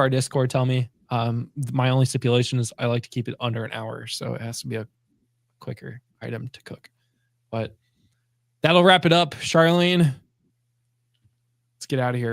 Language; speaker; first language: English; native; English